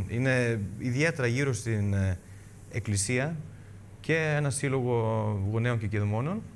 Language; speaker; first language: Greek; early bilingual, heritage; Greek